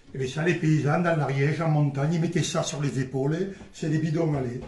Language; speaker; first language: French; native; French